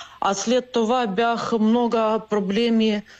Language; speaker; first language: Bulgarian; non-native, learner; Ukrainian